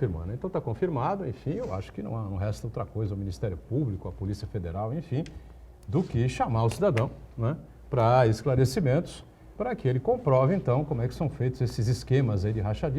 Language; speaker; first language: Portuguese; native; Portuguese